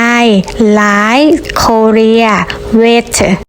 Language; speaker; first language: English; non-native, learner; Thai